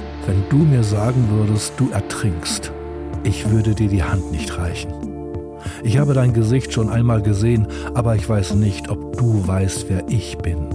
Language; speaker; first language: German; native; German